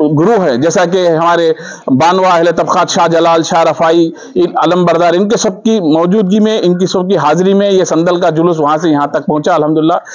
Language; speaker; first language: Urdu; native; Urdu